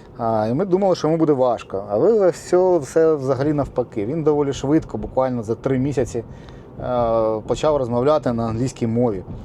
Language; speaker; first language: Ukrainian; native; Ukrainian